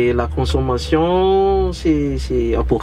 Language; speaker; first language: French; non-native, local second language; Malagasy